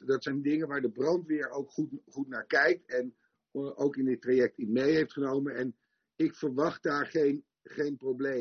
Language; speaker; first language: Dutch; native; Dutch